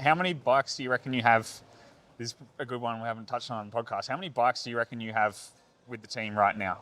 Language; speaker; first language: English; native; English